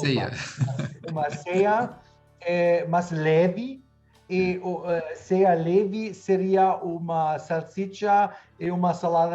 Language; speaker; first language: Portuguese; non-native, fluent; German